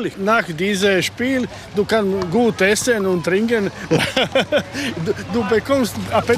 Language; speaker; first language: German; non-native, learner; Croatian